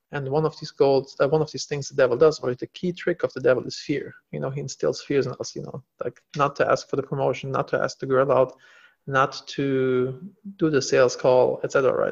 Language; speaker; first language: English; non-native, fluent; German